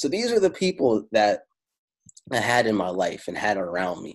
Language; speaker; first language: English; non-native, fluent; Italian